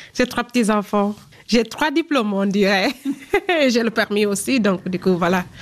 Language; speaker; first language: French; non-native, fluent; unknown